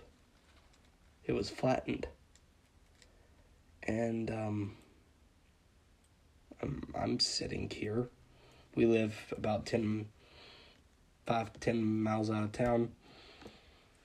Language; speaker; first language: English; native; English